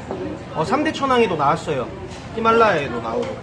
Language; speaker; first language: Korean; native; Korean